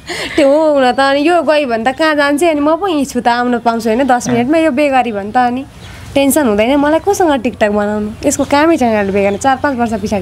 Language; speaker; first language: Nepali; native; Nepali